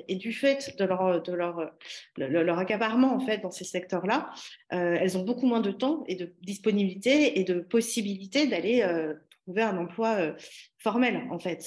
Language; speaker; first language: French; native; French